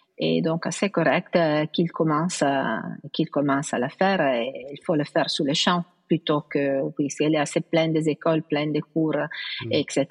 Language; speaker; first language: French; non-native, fluent; Italian